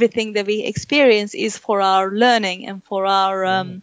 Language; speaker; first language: English; non-native, fluent; Turkish